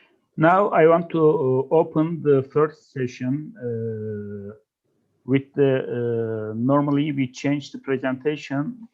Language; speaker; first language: English; non-native, learner; Turkish